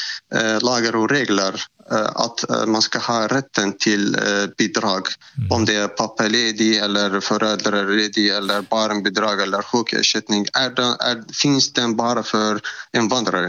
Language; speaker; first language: Swedish; non-native, fluent; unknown